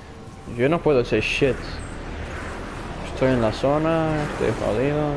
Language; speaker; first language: Spanish; non-native, learner; English